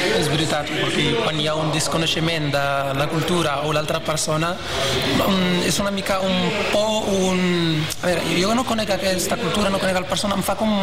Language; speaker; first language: Catalan; non-native, fluent; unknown